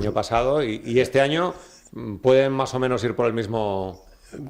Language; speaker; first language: Spanish; native; Spanish